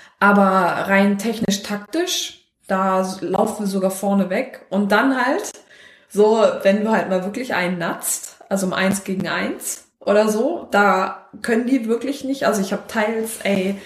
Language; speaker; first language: German; native; German